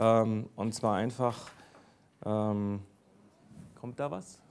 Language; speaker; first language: German; native; German